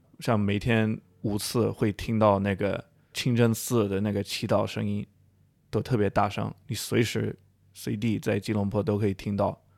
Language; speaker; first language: Chinese; native; Chinese